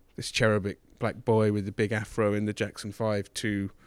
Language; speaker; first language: English; native; English